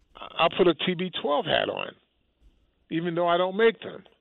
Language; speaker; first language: English; native; English